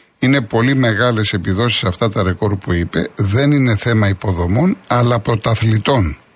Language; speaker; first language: Greek; native; Greek